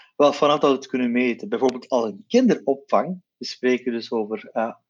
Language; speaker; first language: Dutch; non-native, local second language; Turkish